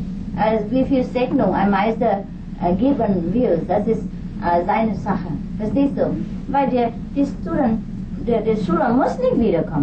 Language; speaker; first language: German; non-native, learner; Vietnamese